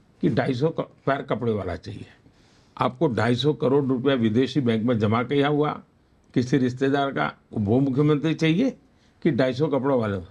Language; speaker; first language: Hindi; non-native, local second language; Gujarati